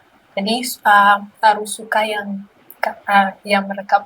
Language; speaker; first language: Indonesian; non-native, learner; Malagasy